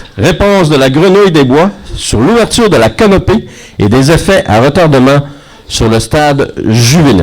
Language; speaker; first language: French; native; French